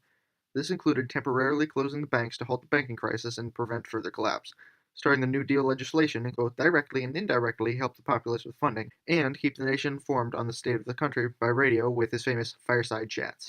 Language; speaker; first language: English; native; English